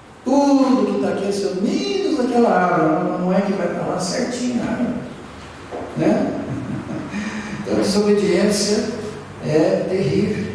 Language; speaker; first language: Portuguese; native; Portuguese